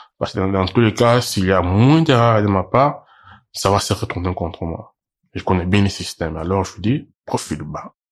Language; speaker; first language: French; non-native, local second language; Portuguese